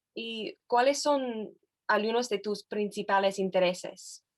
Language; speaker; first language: Spanish; non-native, fluent; English